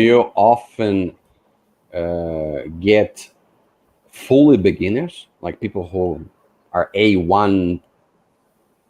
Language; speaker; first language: English; non-native, fluent; Portuguese